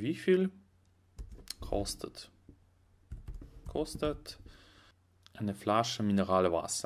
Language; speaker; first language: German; non-native, fluent; Russian